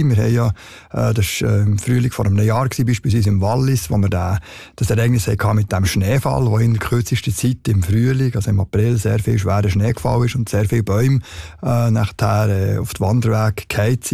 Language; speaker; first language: German; native; German